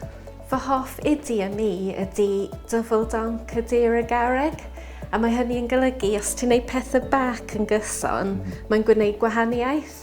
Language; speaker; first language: Welsh; non-native, fluent; English